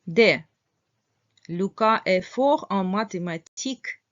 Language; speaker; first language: French; non-native, fluent; Russian